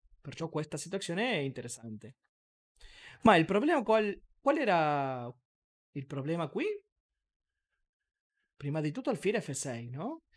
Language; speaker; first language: Italian; non-native, learner; Spanish